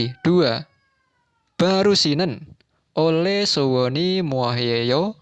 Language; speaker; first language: Korean; non-native, learner; Indonesian